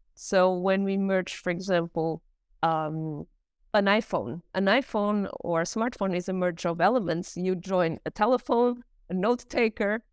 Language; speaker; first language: English; non-native, fluent; Portuguese